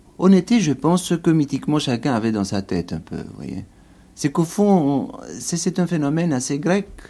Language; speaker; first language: French; non-native, fluent; Greek